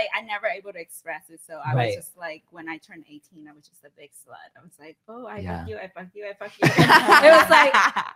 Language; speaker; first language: English; non-native, fluent; Vietnamese